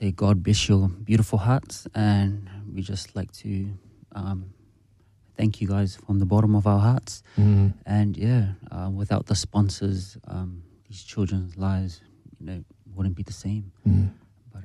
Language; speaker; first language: English; native; English